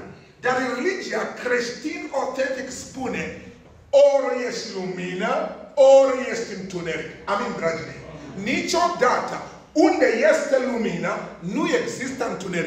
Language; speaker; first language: Romanian; non-native, fluent; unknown